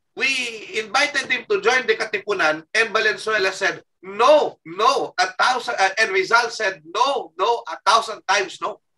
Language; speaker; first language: English; non-native, local second language; Filipino